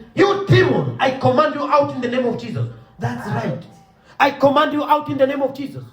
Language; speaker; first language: English; non-native, local second language; Swahili